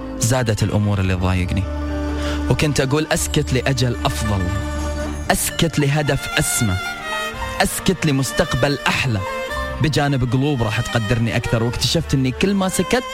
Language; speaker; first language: Arabic; native; Arabic